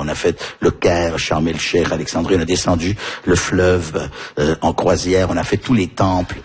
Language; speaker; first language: French; early bilingual, other home language; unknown